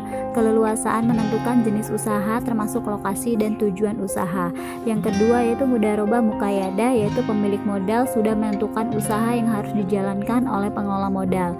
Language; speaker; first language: Indonesian; native; Indonesian